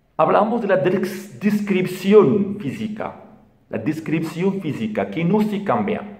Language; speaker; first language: Spanish; non-native, fluent; Arabic